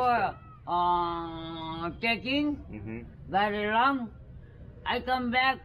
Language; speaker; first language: English; non-native, learner; Nepali